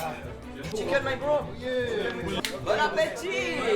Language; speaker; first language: English; non-native, learner; French